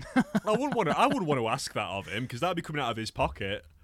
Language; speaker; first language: English; native; English